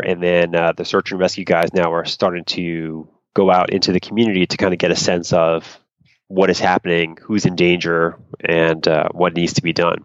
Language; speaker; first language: English; native; English